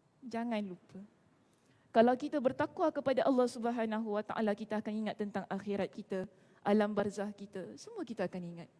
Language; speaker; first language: Malay; native; Malay